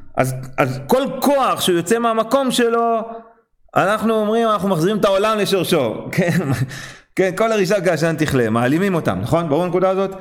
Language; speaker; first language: Hebrew; non-native, fluent; English